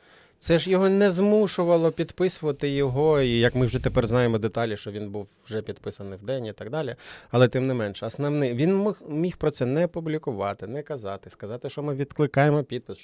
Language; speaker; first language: Ukrainian; native; Ukrainian